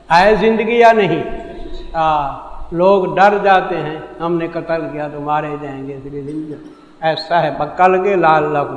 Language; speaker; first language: Urdu; non-native, local second language; Saraiki